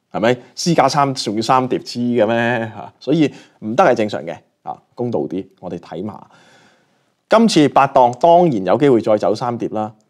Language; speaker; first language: Chinese; non-native, local second language; Cantonese